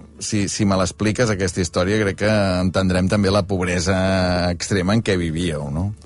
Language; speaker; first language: Catalan; native; Catalan